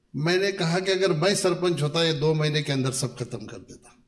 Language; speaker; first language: Hindi; non-native, local second language; Marathi